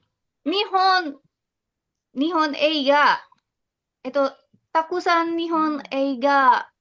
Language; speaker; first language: Japanese; non-native, learner; Indonesian